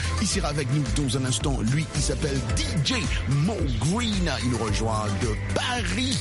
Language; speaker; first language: French; non-native, local second language; Lingala